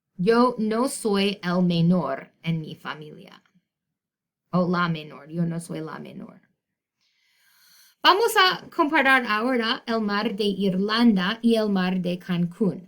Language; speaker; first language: Spanish; non-native, fluent; English